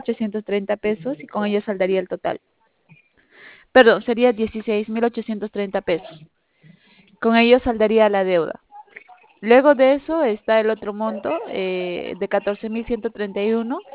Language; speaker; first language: Spanish; native; Spanish